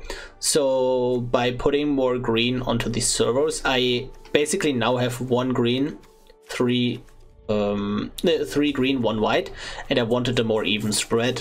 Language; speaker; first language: English; non-native, fluent; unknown